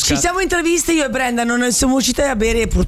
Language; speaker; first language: Italian; native; Italian